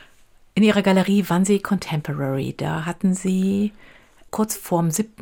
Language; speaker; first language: German; native; German